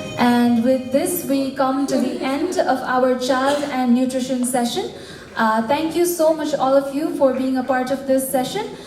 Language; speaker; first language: English; non-native, local second language; Nepali